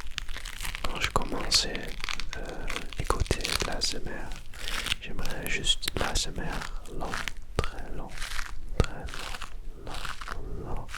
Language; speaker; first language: French; non-native, learner; Dutch